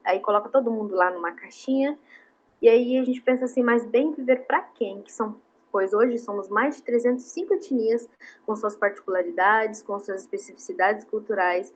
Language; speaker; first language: Portuguese; non-native, local second language; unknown